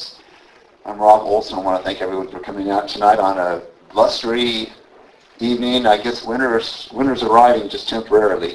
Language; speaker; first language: English; native; English